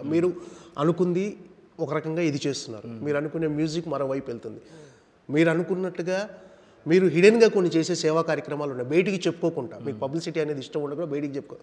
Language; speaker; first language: Telugu; native; Telugu